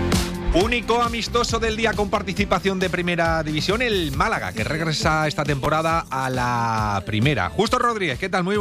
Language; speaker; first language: Spanish; native; Spanish